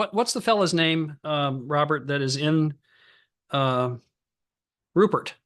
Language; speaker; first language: English; native; English